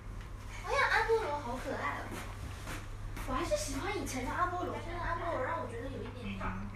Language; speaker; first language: Chinese; native; Chinese